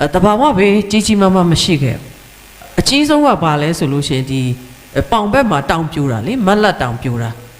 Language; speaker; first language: Burmese; native; Burmese